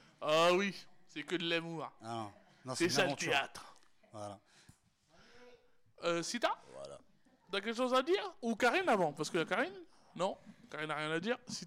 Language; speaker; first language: French; native; French